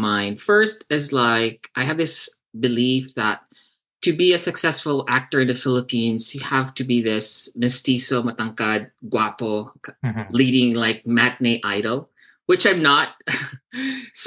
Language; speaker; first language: English; non-native, local second language; Cebuano